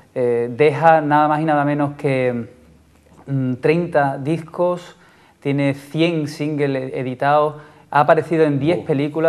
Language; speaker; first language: Spanish; native; Spanish